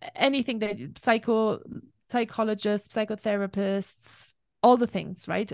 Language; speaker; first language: English; non-native, fluent; German